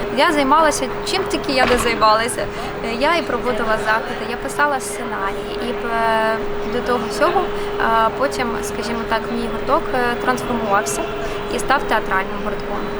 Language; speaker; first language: Ukrainian; non-native, local second language; Russian